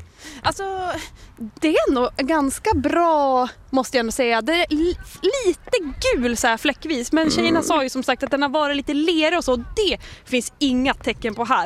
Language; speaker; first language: Swedish; native; Swedish